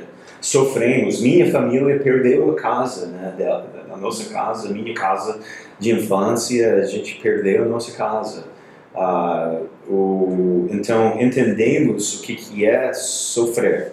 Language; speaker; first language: Portuguese; non-native, fluent; English